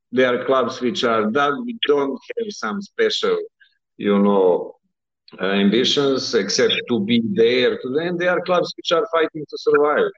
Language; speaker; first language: English; non-native, fluent; Bosnian